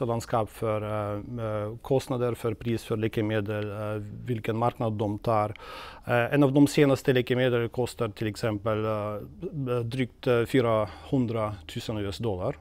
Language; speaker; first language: Swedish; non-native, fluent; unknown